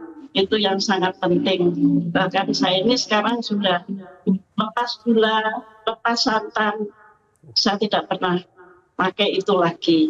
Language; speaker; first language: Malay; non-native, local second language; Javanese